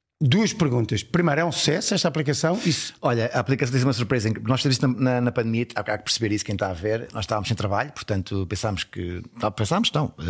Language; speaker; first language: Portuguese; early bilingual, heritage; Portuguese